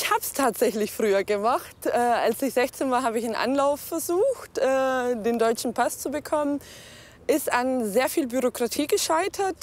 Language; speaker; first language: German; early bilingual, other home language; Bosnian